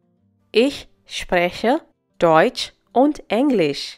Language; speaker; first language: German; non-native, fluent; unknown